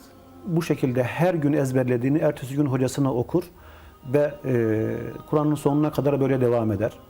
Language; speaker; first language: Turkish; native; Turkish